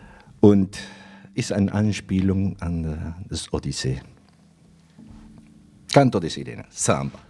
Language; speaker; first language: German; non-native, fluent; Spanish